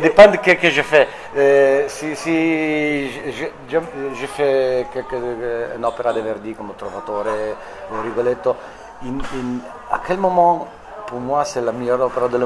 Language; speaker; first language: French; non-native, fluent; Italian